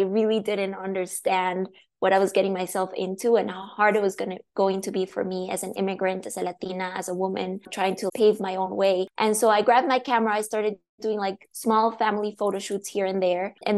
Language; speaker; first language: English; non-native, fluent; Spanish